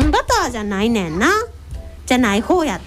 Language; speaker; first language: Japanese; native; Japanese